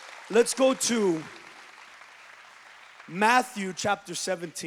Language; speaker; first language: English; early bilingual, other home language; Spanish